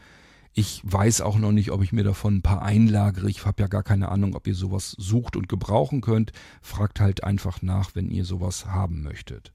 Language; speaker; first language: German; native; German